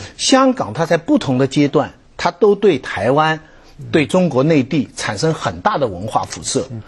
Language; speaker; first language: Chinese; non-native, local second language; Cantonese